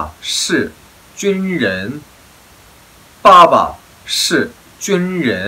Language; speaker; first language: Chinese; non-native, fluent; Korean